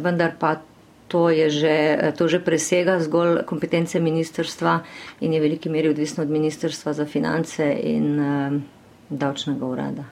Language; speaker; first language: Slovenian; native; Slovenian